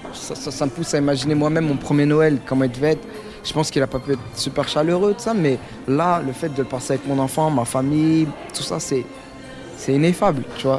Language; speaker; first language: French; native; French